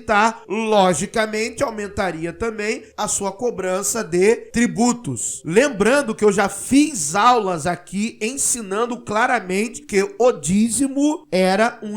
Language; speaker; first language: Portuguese; native; Portuguese